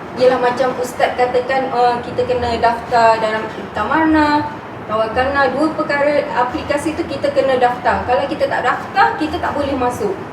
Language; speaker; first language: Malay; native; Malay